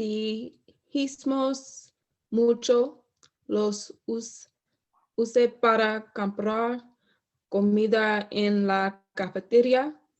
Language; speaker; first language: Spanish; non-native, learner; English